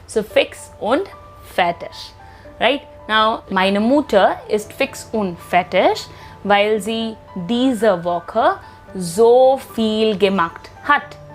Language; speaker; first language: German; non-native, fluent; Hindi